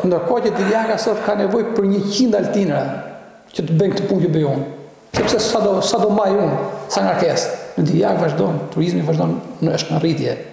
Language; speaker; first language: Albanian; native; Albanian